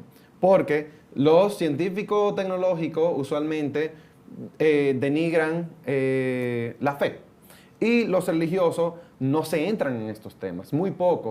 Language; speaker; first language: Spanish; native; Spanish